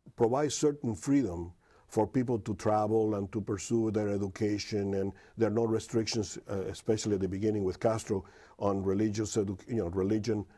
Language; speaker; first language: English; non-native, fluent; Spanish